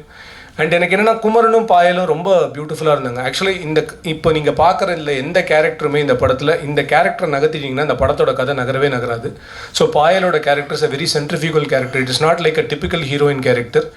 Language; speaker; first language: Tamil; native; Tamil